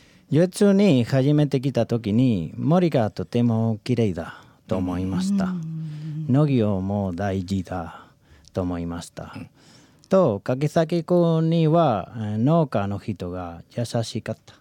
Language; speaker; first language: Japanese; non-native, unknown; Spanish